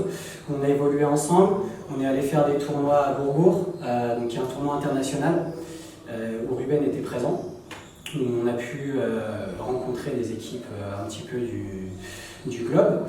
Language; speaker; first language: French; native; French